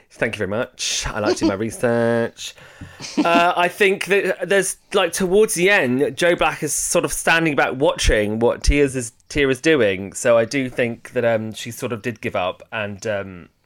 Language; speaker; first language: English; native; English